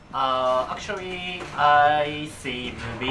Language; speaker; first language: English; non-native, learner; Japanese